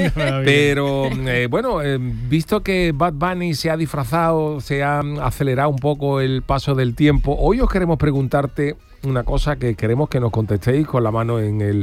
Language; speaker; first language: Spanish; native; Spanish